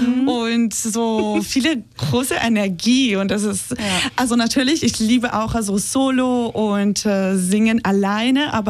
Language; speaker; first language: German; non-native, fluent; Hebrew